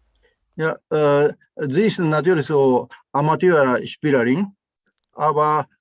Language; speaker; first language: German; non-native, learner; Japanese